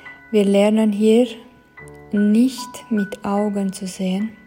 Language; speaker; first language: German; non-native, fluent; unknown